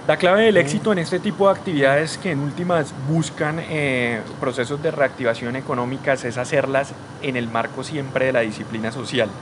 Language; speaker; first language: Spanish; native; Spanish